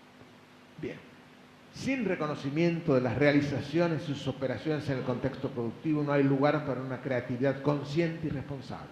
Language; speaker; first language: Spanish; native; Spanish